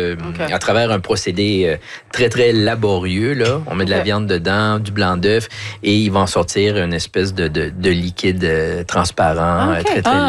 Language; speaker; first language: French; native; French